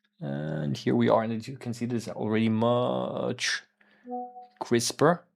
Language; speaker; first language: English; non-native, fluent; German